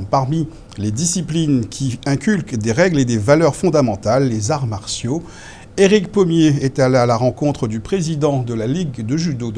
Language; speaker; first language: French; native; French